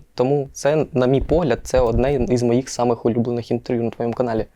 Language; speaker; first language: Ukrainian; non-native, local second language; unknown